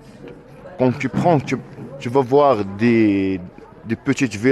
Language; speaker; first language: French; non-native, learner; Arabic